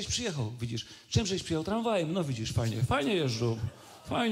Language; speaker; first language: Polish; native; Polish